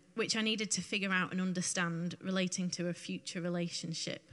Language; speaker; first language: English; native; English